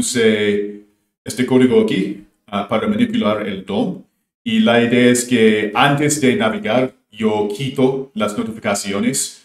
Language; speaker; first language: Spanish; non-native, fluent; English